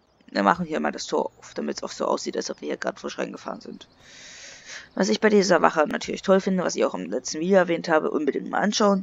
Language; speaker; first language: German; native; German